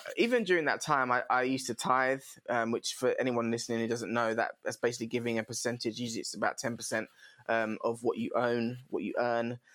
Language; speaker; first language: English; native; English